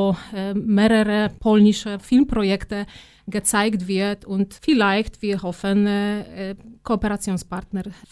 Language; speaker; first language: German; non-native, fluent; Polish